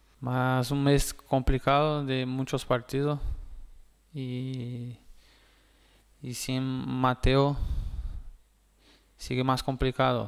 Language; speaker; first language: Spanish; non-native, fluent; Portuguese